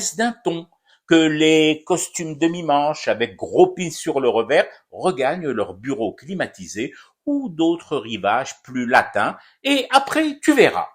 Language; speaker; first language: French; non-native, local second language; Arabic